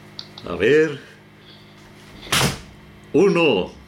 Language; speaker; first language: Spanish; native; Spanish